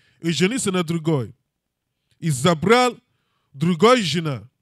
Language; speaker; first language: Russian; non-native, learner; English